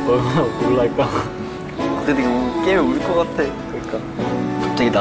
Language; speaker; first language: Korean; native; Korean